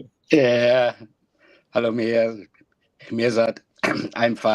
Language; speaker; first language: English; non-native, learner; German